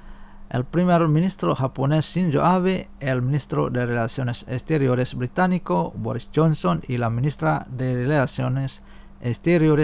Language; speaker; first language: Spanish; non-native, fluent; Indonesian